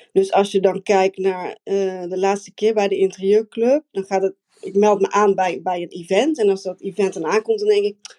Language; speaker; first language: Dutch; native; Dutch